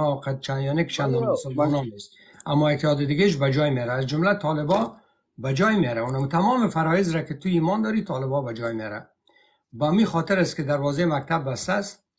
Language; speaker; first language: Persian; native; Persian